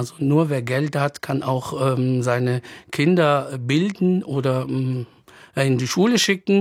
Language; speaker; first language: German; non-native, fluent; Arabic